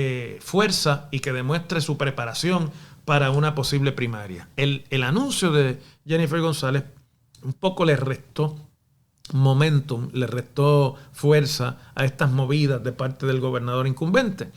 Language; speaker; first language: Spanish; native; Spanish